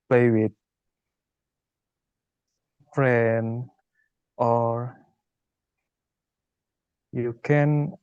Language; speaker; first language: English; non-native, learner; Indonesian